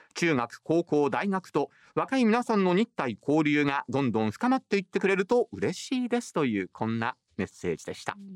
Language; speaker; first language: Japanese; native; Japanese